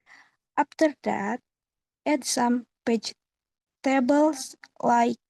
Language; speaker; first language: English; non-native, learner; Indonesian